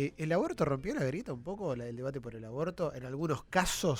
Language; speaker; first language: Spanish; native; Spanish